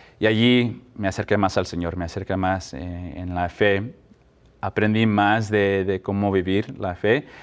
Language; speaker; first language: Spanish; early bilingual, heritage; Spanish